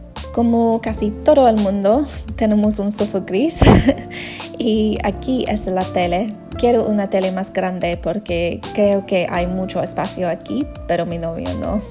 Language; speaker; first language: Spanish; non-native, learner; English